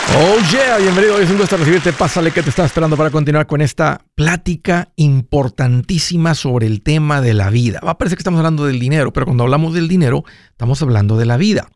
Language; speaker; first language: Spanish; early bilingual, heritage; Spanish